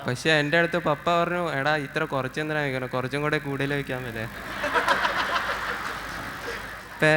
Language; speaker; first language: Malayalam; early bilingual, heritage; Malayalam